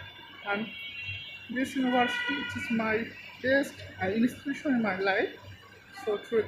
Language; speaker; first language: English; non-native, learner; Bangla